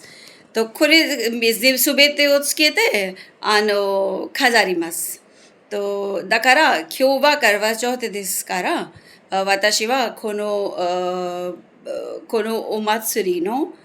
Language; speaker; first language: Japanese; non-native, fluent; Hindi